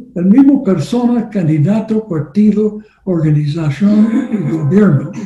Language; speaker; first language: Spanish; non-native, learner; English